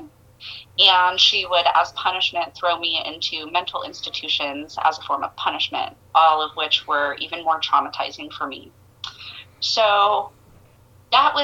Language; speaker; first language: English; native; English